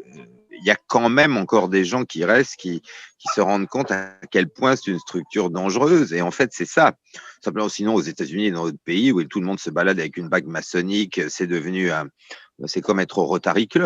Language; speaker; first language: French; native; French